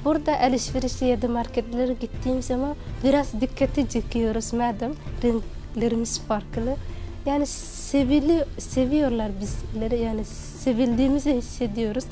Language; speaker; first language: Turkish; non-native, fluent; Somali